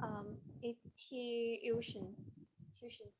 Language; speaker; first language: English; non-native, learner; Vietnamese